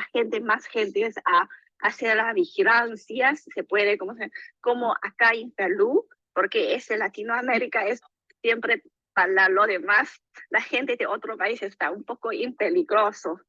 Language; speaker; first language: Spanish; non-native, learner; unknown